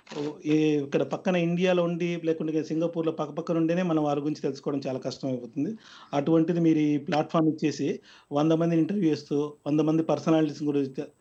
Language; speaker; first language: Telugu; native; Telugu